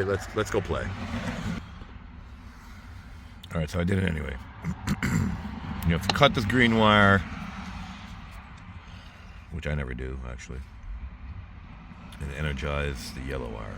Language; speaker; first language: English; native; English